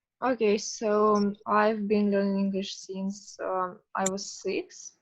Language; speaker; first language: English; non-native, fluent; Russian